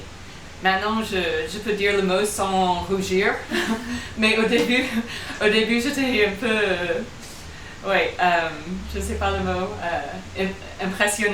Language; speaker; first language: French; non-native, fluent; English